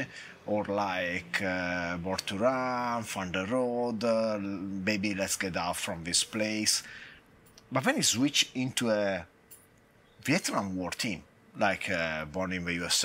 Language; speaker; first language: English; non-native, fluent; Italian